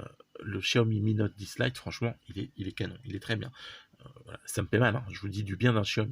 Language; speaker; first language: French; native; French